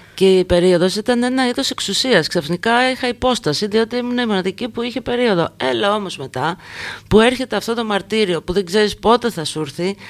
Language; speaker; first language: Greek; native; Greek